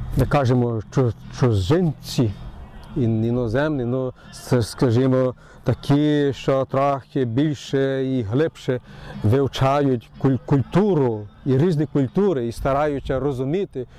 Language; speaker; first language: Ukrainian; early bilingual, heritage; Ukrainian